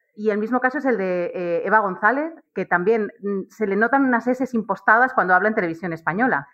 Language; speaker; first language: Spanish; native; Spanish